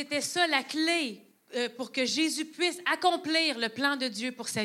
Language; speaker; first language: French; native; French